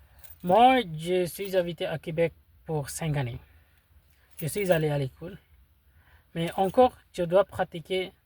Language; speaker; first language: French; non-native, learner; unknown